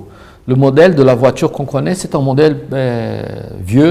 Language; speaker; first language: French; non-native, fluent; Portuguese